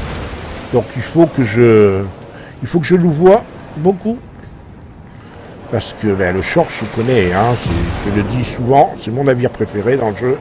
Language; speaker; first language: French; native; French